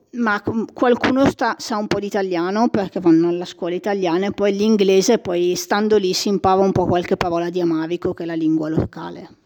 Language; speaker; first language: Italian; native; Italian